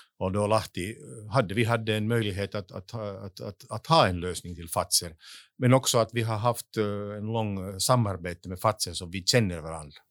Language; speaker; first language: Swedish; non-native, local second language; Finnish